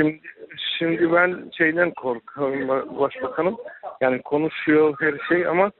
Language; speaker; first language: Turkish; non-native, learner; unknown